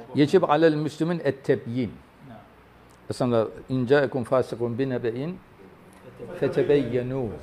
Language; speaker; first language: Arabic; non-native, fluent; Turkish